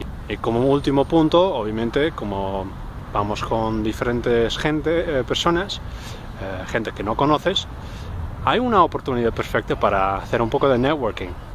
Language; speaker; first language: Spanish; non-native, fluent; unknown